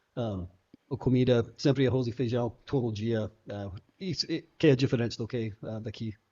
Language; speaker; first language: Portuguese; non-native, fluent; English